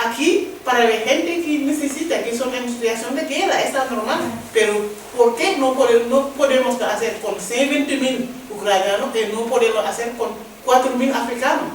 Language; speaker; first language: Spanish; non-native, learner; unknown